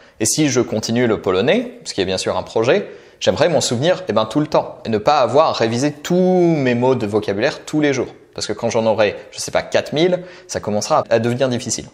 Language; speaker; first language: French; native; French